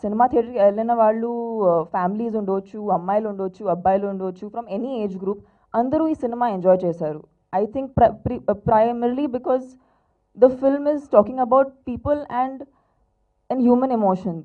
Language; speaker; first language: Telugu; non-native, fluent; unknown